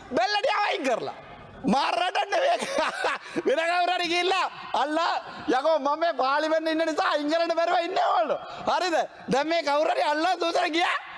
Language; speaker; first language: Sinhala; non-native, local second language; Tamil